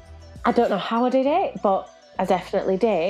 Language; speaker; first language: English; native; English